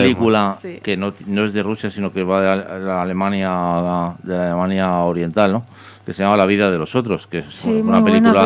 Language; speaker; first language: Spanish; native; Spanish